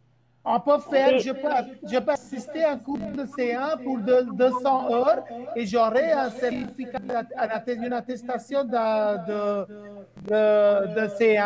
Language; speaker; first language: French; non-native, fluent; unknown